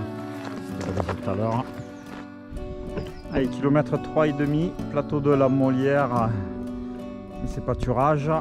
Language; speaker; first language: French; native; French